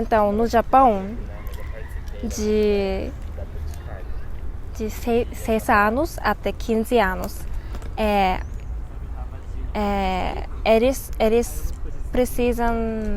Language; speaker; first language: Portuguese; non-native, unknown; Japanese